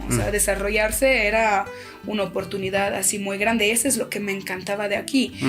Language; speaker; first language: Spanish; non-native, fluent; French